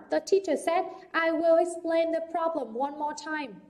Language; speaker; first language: English; non-native, fluent; Vietnamese